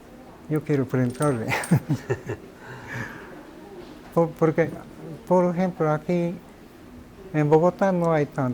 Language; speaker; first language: Spanish; non-native, fluent; Japanese